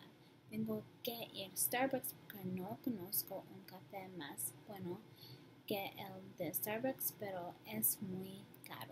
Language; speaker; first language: Spanish; non-native, learner; English